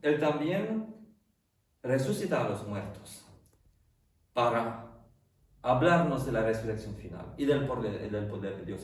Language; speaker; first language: Spanish; non-native, fluent; French